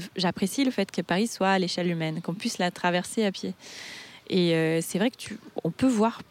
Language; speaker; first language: French; non-native, fluent; Portuguese